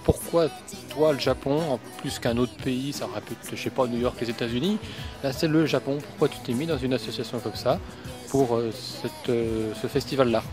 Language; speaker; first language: French; native; French